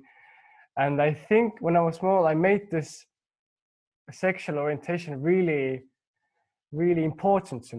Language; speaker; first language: English; non-native, fluent; Estonian